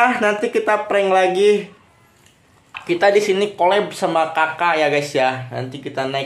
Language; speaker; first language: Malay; non-native, local second language; Sundanese